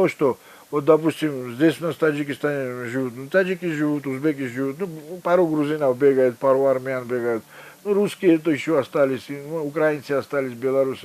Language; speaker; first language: Russian; non-native, local second language; Georgian